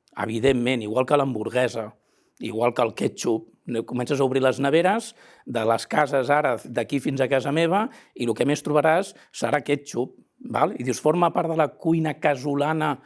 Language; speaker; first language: Catalan; native; Catalan